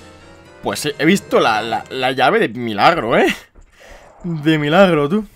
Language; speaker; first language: Spanish; native; Spanish